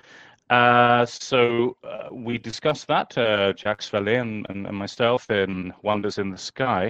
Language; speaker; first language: English; native; English